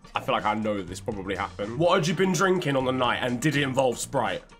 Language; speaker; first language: English; native; English